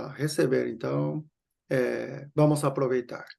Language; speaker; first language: Portuguese; non-native, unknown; Japanese